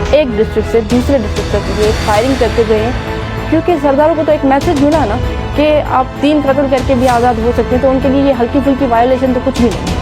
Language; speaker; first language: Urdu; non-native, local second language; Sindhi